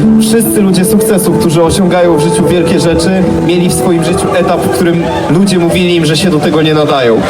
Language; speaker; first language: Polish; native; Polish